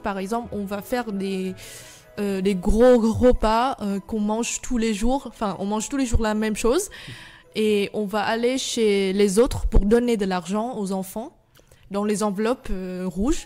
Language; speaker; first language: French; non-native, fluent; Vietnamese